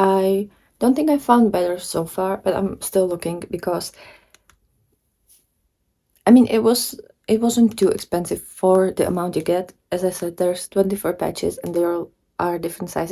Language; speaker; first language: English; non-native, fluent; Czech